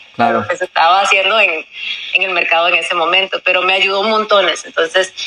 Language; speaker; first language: Spanish; early bilingual, heritage; Spanish